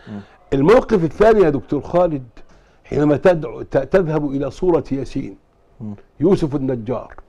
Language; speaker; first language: Arabic; native; Arabic